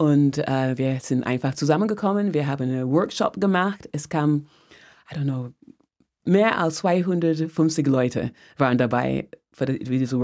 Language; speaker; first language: German; non-native, fluent; English